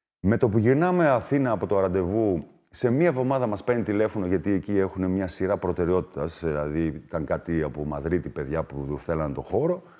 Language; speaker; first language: Greek; early bilingual, other home language; German